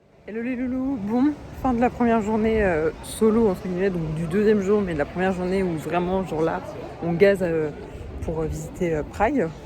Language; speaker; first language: French; native; French